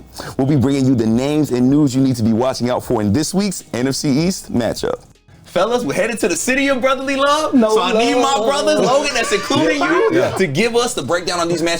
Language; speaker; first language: English; native; English